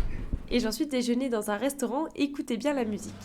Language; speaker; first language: French; native; French